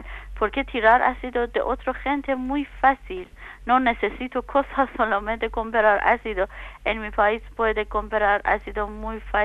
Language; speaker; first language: Spanish; non-native, learner; Persian